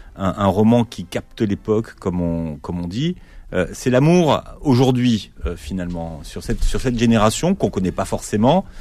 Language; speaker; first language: French; native; French